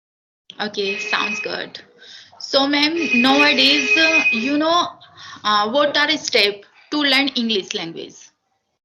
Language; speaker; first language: English; non-native, learner; Hindi